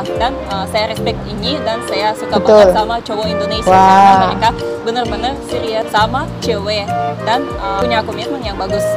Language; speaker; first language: Indonesian; non-native, fluent; Russian